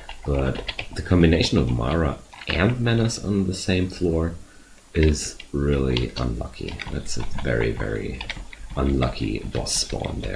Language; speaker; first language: English; non-native, fluent; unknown